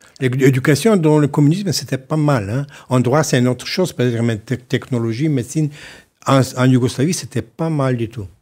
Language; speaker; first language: French; non-native, fluent; Slovenian